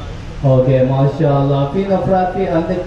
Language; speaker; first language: Arabic; non-native, learner; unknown